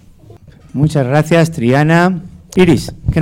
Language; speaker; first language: Spanish; native; Spanish